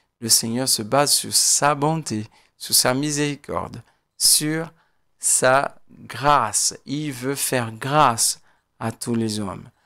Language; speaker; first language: French; non-native, fluent; Portuguese